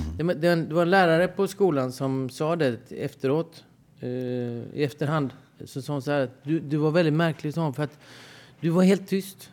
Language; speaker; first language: Swedish; native; Swedish